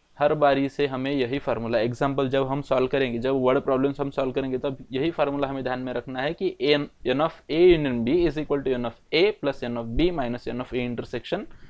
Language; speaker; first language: Hindi; non-native, local second language; Marathi